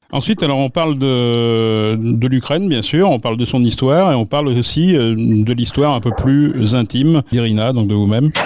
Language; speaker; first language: French; native; French